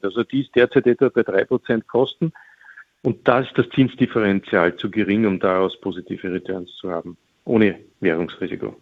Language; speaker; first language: German; native; German